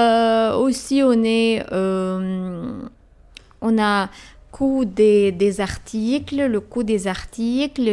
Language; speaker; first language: French; non-native, fluent; Arabic